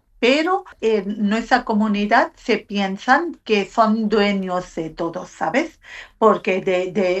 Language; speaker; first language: Spanish; non-native, learner; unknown